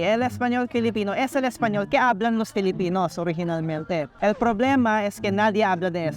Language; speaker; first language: Spanish; non-native, fluent; Filipino